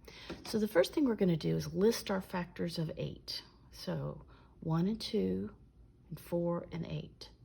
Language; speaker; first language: English; native; English